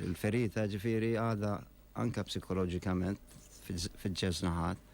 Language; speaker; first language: Maltese; non-native, fluent; Arabic